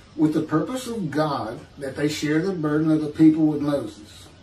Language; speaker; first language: English; native; English